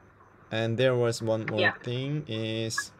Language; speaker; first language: English; non-native, fluent; Korean